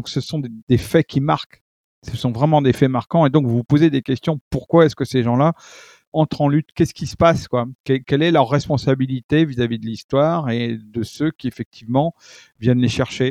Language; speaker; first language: French; native; French